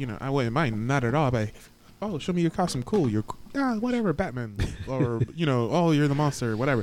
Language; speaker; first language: English; native; English